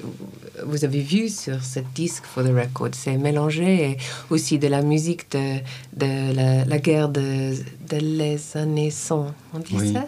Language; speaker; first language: French; non-native, fluent; English